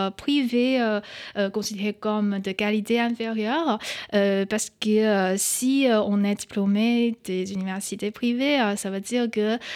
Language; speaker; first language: French; non-native, fluent; Chinese